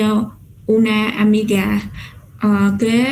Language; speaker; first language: Spanish; non-native, learner; Vietnamese